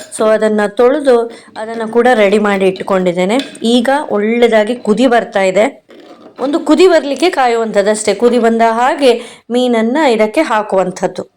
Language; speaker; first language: Kannada; non-native, local second language; Konkani